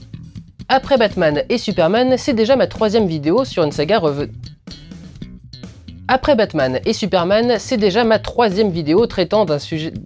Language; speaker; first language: French; native; French